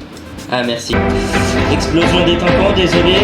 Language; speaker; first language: French; native; French